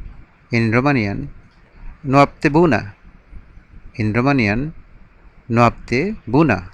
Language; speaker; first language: Romanian; non-native, learner; Bangla